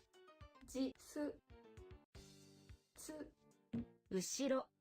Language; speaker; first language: Japanese; non-native, learner; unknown